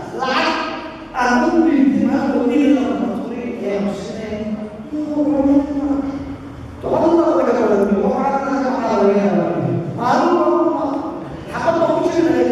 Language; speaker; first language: Indonesian; non-native, learner; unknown